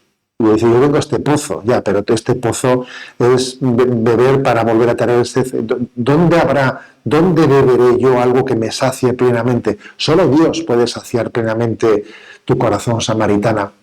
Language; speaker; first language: Spanish; native; Spanish